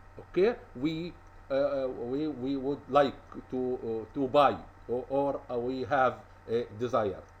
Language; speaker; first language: English; non-native, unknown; Arabic